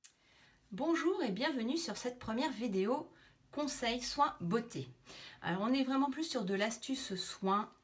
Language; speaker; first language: French; native; French